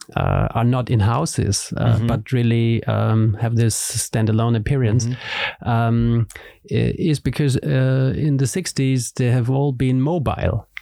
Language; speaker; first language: English; non-native, fluent; German